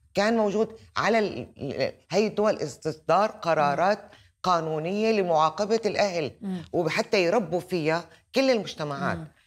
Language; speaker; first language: Arabic; native; Arabic